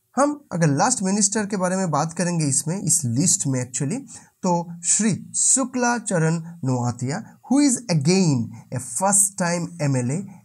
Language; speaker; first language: Hindi; non-native, local second language; Bangla